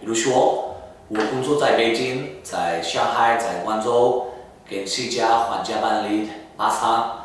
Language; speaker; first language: Chinese; non-native, fluent; Spanish